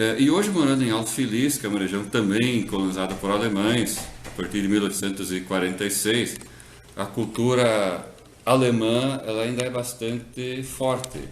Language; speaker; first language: Portuguese; non-native, local second language; German